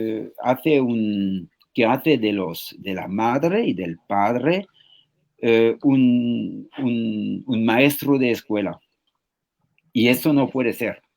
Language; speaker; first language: Spanish; non-native, fluent; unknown